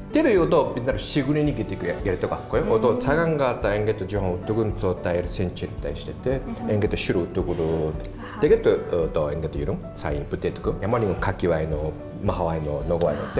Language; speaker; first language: Mongolian; non-native, fluent; Japanese